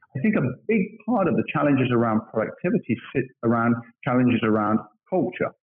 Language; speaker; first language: English; native; English